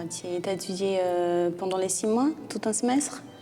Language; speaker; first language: French; non-native, fluent; Portuguese